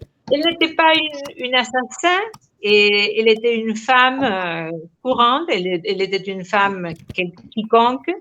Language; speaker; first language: French; non-native, fluent; Spanish